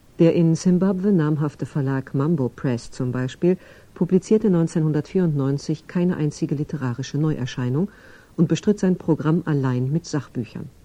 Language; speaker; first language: German; native; German